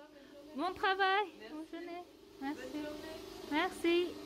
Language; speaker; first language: French; non-native, fluent; Vietnamese